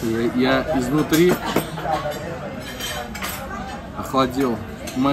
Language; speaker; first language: Russian; native; Russian